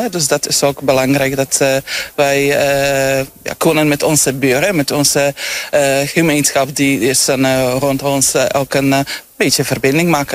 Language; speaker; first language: Dutch; non-native, learner; Polish